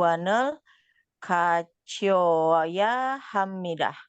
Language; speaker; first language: Korean; non-native, learner; Indonesian